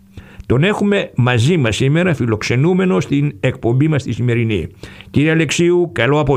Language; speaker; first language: Greek; native; Greek